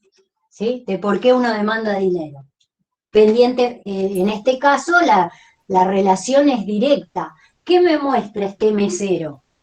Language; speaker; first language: Spanish; native; Spanish